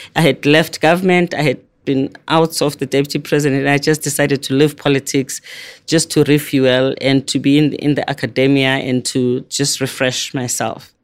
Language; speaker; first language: English; non-native, local second language; Zulu